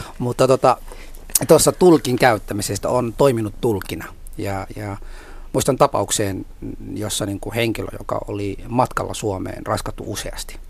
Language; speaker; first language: Finnish; non-native, fluent; Somali